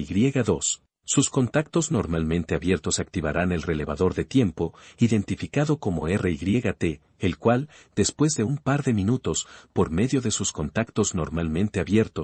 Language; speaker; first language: Spanish; native; Spanish